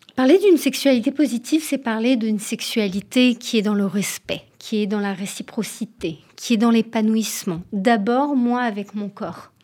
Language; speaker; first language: French; non-native, fluent; Hebrew